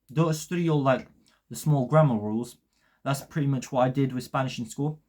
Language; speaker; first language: English; early bilingual, other home language; Polish